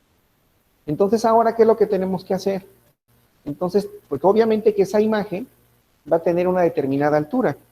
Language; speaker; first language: Spanish; native; Spanish